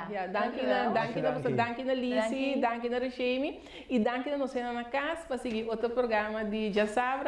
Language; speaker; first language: Dutch; non-native, local second language; Papiamento